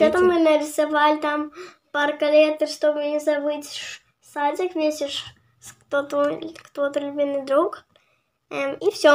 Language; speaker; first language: Russian; native; Russian